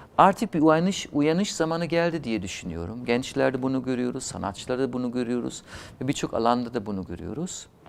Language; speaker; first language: Turkish; non-native, fluent; German